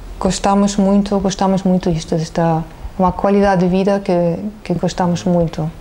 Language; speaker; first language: Portuguese; non-native, fluent; German